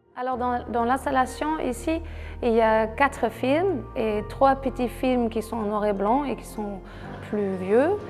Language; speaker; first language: French; non-native, fluent; German